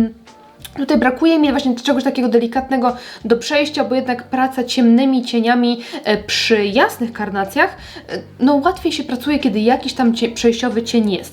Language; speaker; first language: Polish; native; Polish